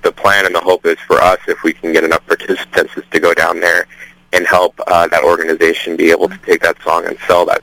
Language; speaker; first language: English; native; English